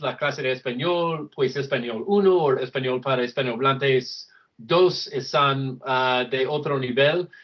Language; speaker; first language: Spanish; non-native, fluent; English